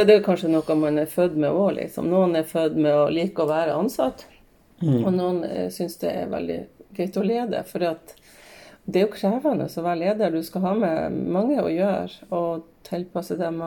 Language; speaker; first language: Norwegian; native; Norwegian